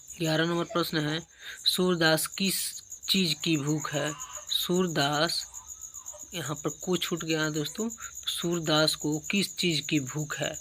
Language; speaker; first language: Hindi; native; Hindi